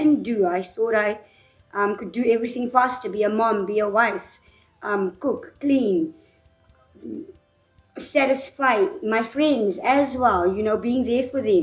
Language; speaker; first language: English; native; English